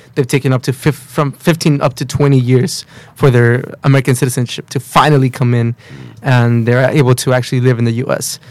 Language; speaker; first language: English; early bilingual, other home language; Spanish